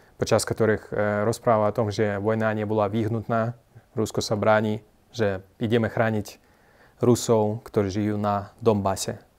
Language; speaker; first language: Slovak; non-native, fluent; Russian